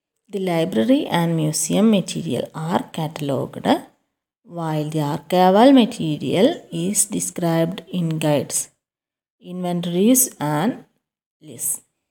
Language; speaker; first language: English; non-native, local second language; Malayalam